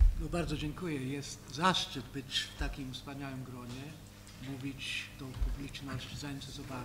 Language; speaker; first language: Polish; early bilingual, heritage; Polish